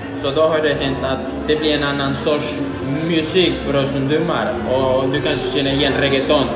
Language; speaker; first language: Swedish; early bilingual, other home language; Spanish